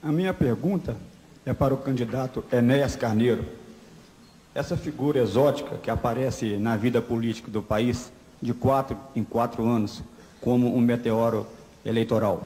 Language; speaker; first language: Portuguese; native; Portuguese